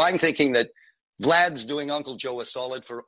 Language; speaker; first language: English; non-native, fluent; French